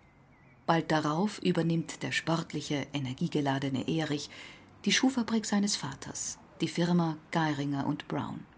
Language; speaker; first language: German; native; German